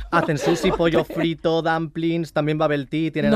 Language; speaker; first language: Spanish; native; Spanish